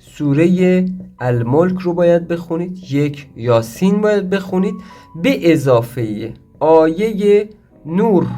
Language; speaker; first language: Persian; native; Persian